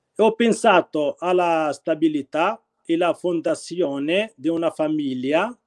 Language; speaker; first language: Italian; non-native, fluent; Arabic